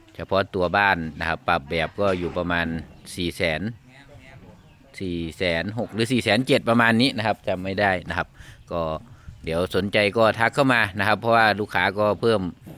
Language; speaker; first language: Thai; native; Thai